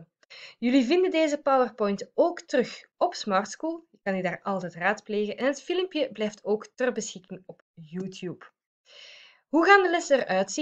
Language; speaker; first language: Dutch; native; Dutch